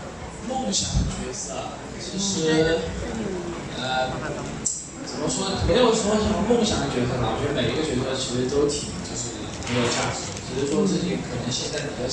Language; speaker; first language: Chinese; native; Chinese